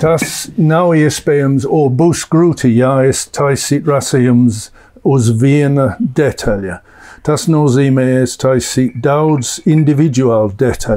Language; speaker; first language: Latvian; non-native, learner; English